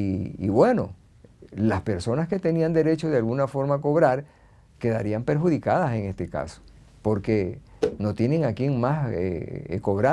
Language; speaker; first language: Spanish; native; Spanish